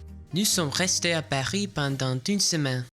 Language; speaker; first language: French; non-native, learner; English